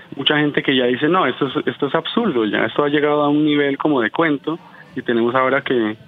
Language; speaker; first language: Spanish; early bilingual, heritage; Spanish